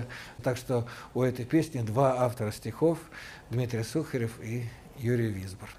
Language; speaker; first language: Russian; native; Russian